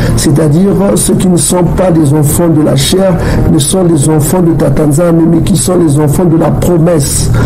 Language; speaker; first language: French; non-native, local second language; Kongo